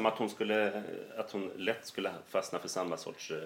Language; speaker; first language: Swedish; native; Swedish